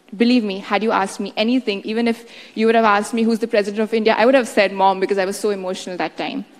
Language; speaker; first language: English; non-native, local second language; Hindi